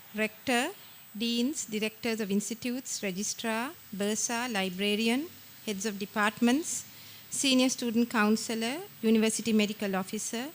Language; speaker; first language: English; non-native, local second language; Sinhala